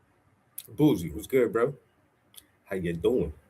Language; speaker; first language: English; native; English